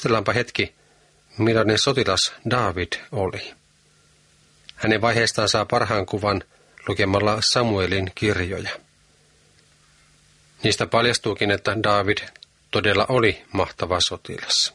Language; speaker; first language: Finnish; native; Finnish